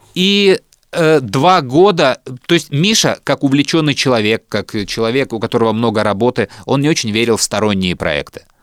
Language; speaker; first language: Russian; native; Russian